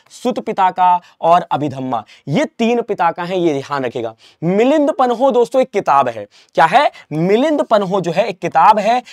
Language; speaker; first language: Hindi; native; Hindi